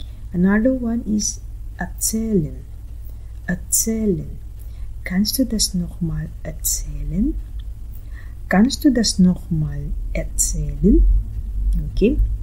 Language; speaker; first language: German; non-native, fluent; Filipino